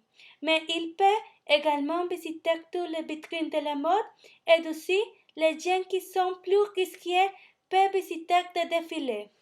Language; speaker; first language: French; non-native, learner; Spanish